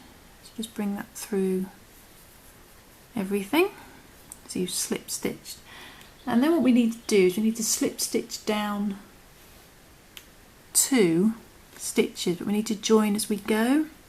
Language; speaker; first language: English; native; English